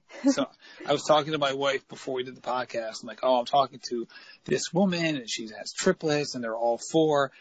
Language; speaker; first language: English; native; English